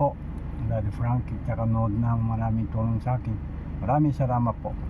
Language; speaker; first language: Filipino; non-native, learner; Japanese